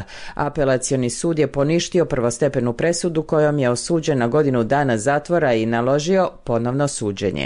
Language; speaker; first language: Croatian; native; Croatian